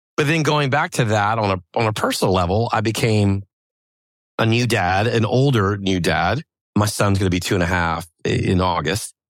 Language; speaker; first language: English; native; English